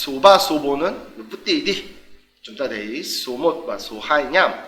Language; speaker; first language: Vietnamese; non-native, fluent; Korean